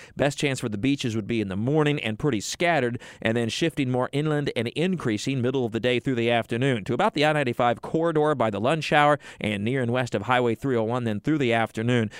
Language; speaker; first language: English; native; English